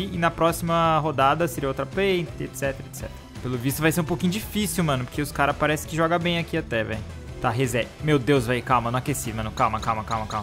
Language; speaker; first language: Portuguese; native; Portuguese